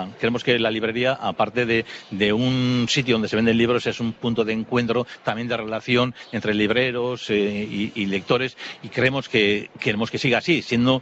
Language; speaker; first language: Spanish; native; Spanish